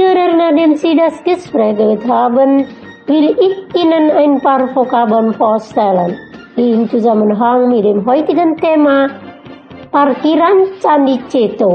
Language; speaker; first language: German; non-native, fluent; Indonesian